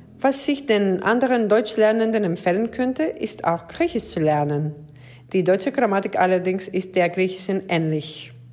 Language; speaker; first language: German; non-native, fluent; Greek